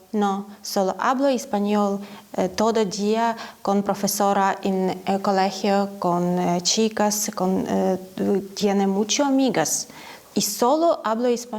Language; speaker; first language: Spanish; non-native, learner; Ukrainian